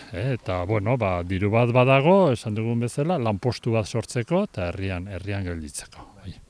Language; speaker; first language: Basque; native; Basque